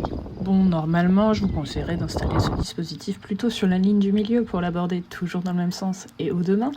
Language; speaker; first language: French; native; French